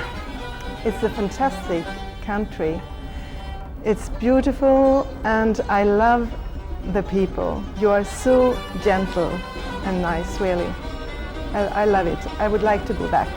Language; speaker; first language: English; non-native, fluent; Swedish